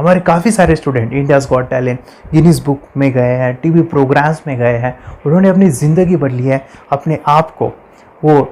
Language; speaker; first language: Hindi; native; Hindi